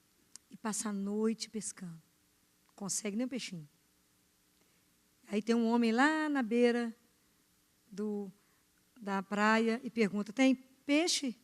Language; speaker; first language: Portuguese; native; Portuguese